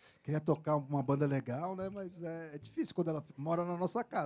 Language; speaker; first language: Portuguese; native; Portuguese